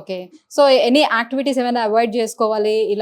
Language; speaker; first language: Telugu; native; Telugu